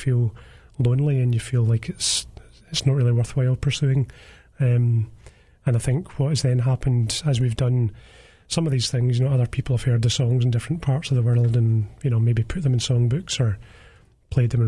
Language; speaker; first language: English; native; English